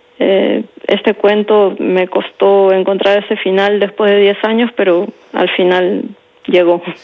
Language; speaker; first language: Spanish; native; Spanish